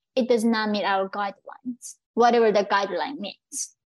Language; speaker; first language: English; early bilingual, other home language; Korean